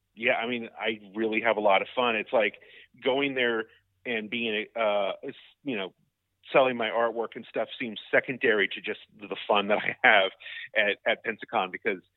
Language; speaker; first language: English; native; English